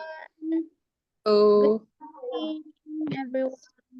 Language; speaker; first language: English; non-native, local second language; Indonesian